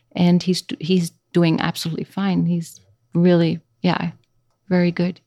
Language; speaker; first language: English; non-native, fluent; Dutch